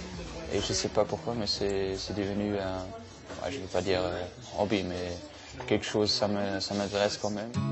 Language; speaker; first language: French; non-native, fluent; German